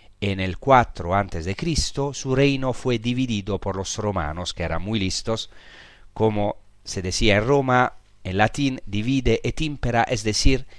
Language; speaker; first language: Spanish; non-native, fluent; Italian